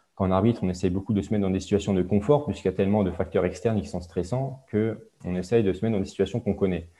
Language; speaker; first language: French; native; French